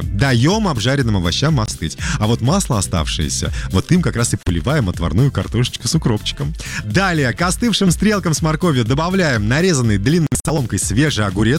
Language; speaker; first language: Russian; native; Russian